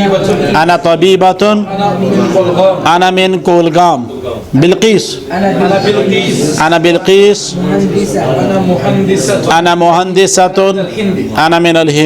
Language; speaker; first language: Arabic; non-native, fluent; Kashmiri